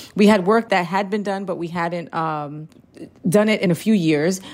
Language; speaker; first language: English; early bilingual, heritage; Spanish